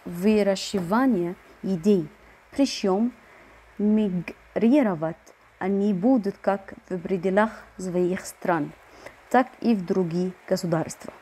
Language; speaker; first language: Russian; non-native, fluent; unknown